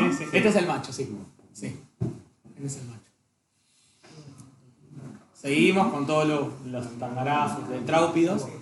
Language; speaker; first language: Spanish; native; Spanish